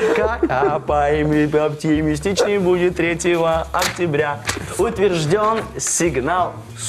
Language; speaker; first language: Russian; native; Russian